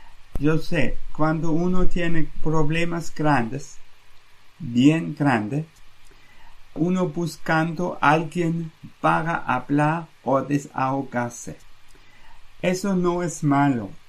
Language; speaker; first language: Spanish; non-native, fluent; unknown